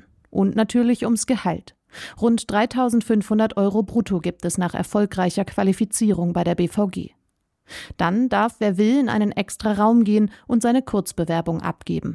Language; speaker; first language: German; native; German